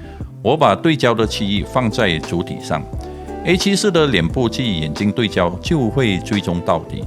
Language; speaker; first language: Chinese; native; Chinese